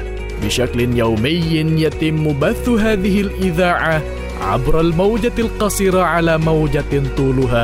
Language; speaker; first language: Arabic; non-native, fluent; Indonesian